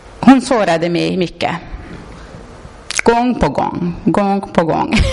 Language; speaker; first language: Swedish; non-native, learner; Persian